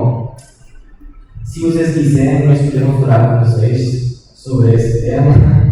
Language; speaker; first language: Portuguese; non-native, learner; Spanish